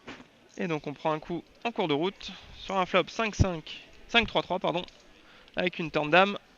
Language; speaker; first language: French; native; French